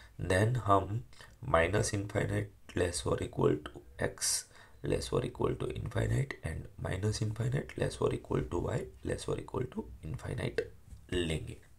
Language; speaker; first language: Hindi; non-native, local second language; Gujarati